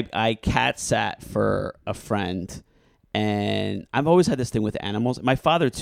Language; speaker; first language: English; native; English